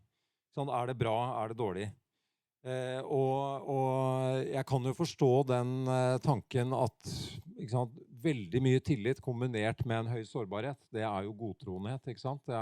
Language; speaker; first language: Norwegian; native; Norwegian